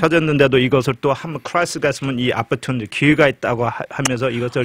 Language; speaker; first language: Korean; native; Korean